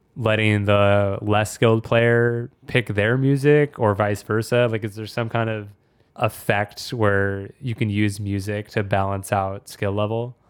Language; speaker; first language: English; native; English